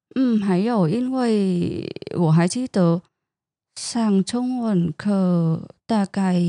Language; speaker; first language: Chinese; non-native, fluent; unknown